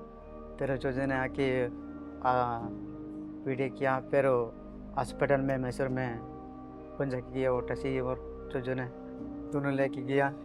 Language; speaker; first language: Hindi; non-native, local second language; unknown